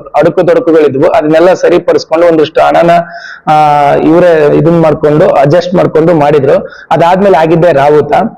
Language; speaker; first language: Kannada; native; Kannada